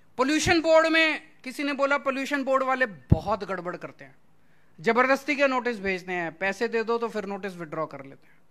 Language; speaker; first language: Hindi; native; Hindi